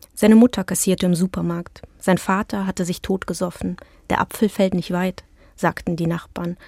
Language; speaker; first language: German; early bilingual, other home language; Russian